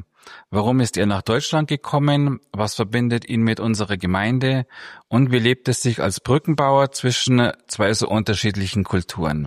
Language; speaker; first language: German; native; German